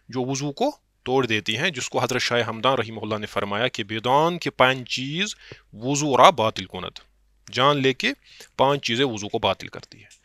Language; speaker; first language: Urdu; non-native, local second language; Kashmiri